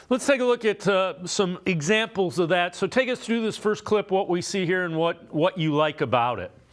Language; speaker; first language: English; native; English